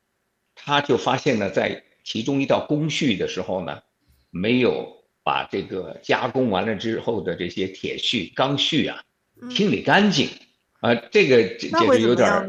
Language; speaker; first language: Chinese; native; Chinese